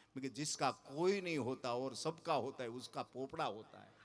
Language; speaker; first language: Hindi; non-native, local second language; Gujarati